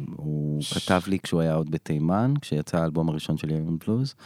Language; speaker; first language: Hebrew; native; Hebrew